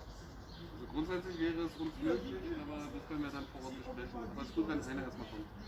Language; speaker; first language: German; native; German